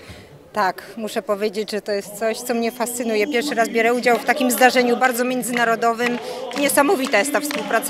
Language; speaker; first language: Polish; native; Polish